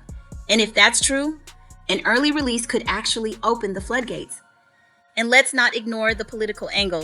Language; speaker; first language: English; native; English